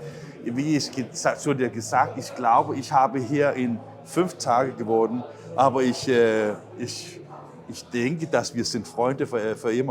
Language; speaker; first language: German; non-native, learner; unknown